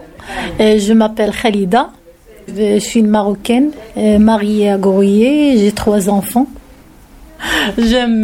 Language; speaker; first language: French; non-native, learner; Arabic